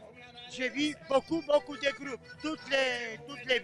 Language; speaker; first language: French; non-native, learner; Polish